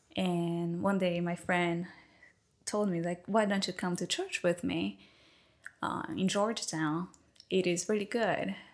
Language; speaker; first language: English; non-native, fluent; Portuguese